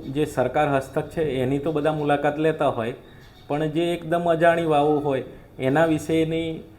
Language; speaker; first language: Gujarati; native; Gujarati